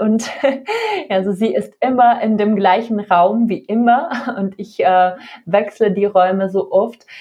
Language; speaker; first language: German; non-native, fluent; Czech